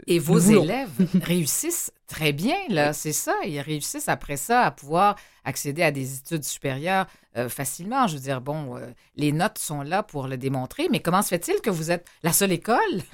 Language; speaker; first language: French; native; French